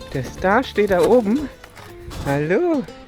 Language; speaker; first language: German; native; German